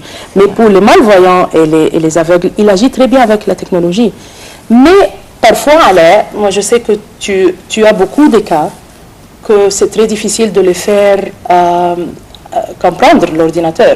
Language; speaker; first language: French; non-native, fluent; Arabic